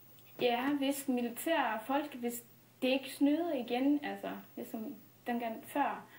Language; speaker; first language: Danish; non-native, fluent; Burmese